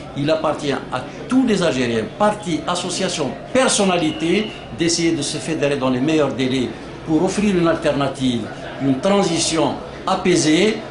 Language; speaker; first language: French; non-native, local second language; Kabyle